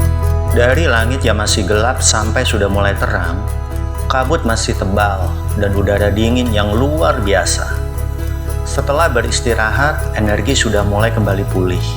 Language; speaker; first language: Indonesian; native; Indonesian